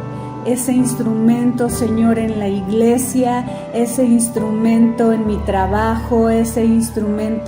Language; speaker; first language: Spanish; native; Spanish